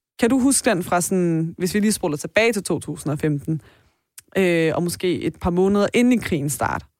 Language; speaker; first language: Danish; early bilingual, other home language; Persian